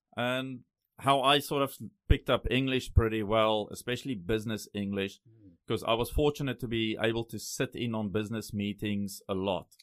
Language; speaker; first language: English; non-native, local second language; Afrikaans